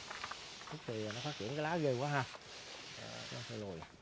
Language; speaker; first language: Vietnamese; native; Vietnamese